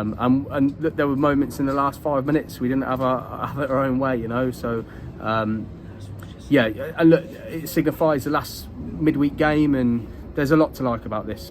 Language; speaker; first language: English; native; English